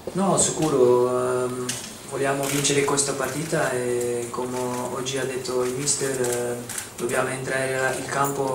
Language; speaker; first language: Italian; non-native, fluent; Dutch